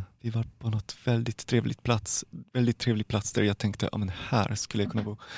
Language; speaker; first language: Swedish; non-native, fluent; Polish